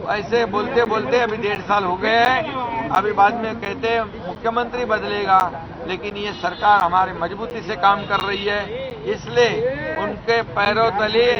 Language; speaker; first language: Hindi; non-native, local second language; Marathi